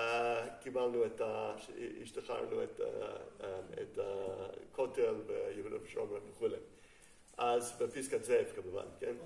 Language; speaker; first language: Hebrew; non-native, fluent; English